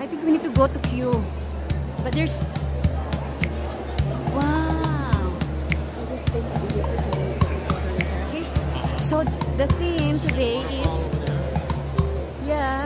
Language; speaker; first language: English; non-native, local second language; Filipino